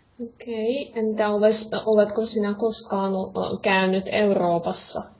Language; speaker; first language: Finnish; non-native, fluent; Russian